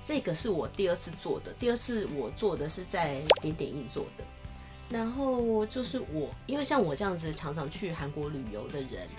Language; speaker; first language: Chinese; native; Chinese